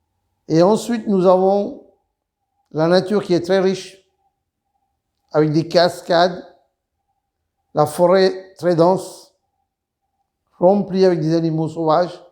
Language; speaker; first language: French; non-native, fluent; Sinhala